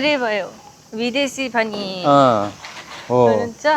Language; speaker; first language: Nepali; non-native, learner; Japanese